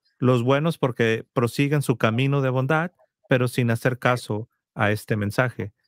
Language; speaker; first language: Spanish; native; Spanish